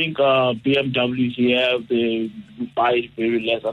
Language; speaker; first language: English; non-native, local second language; Tsonga